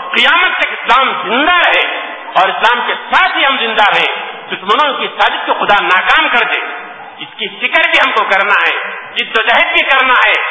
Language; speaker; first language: Urdu; native; Urdu